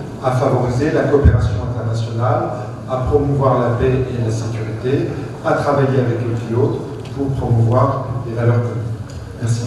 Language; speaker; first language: French; native; French